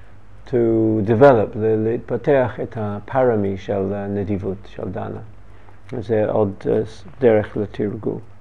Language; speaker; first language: Hebrew; non-native, learner; English